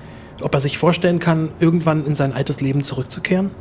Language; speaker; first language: German; native; German